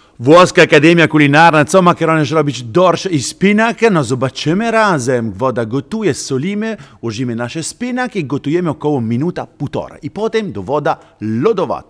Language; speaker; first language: Polish; non-native, learner; Italian